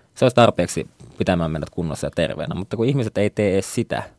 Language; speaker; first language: Finnish; native; Finnish